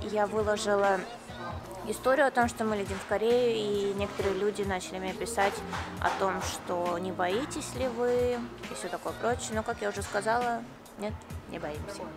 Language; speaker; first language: Russian; native; Russian